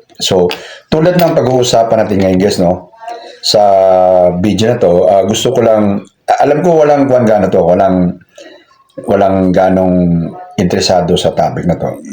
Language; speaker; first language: Filipino; non-native, local second language; Cebuano